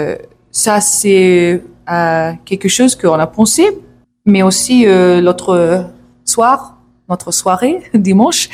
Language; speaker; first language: French; non-native, learner; English